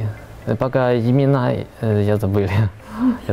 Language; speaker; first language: Russian; non-native, learner; Chinese